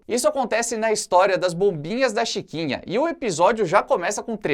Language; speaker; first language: Portuguese; native; Portuguese